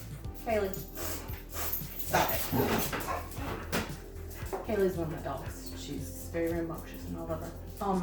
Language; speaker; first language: English; native; English